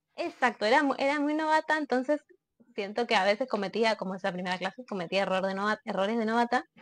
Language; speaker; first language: Spanish; native; Spanish